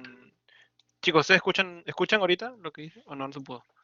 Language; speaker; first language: Spanish; native; Spanish